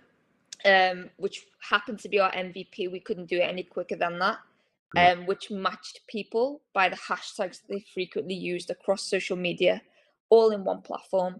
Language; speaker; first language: English; native; English